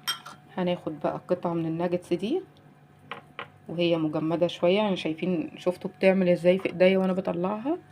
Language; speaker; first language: Arabic; native; Arabic